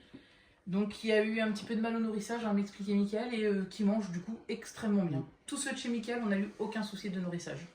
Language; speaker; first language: French; native; French